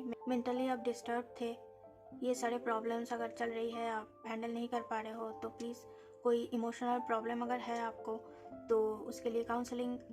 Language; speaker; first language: Hindi; native; Hindi